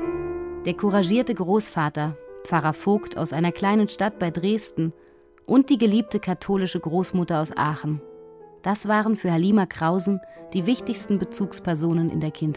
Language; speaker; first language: German; native; German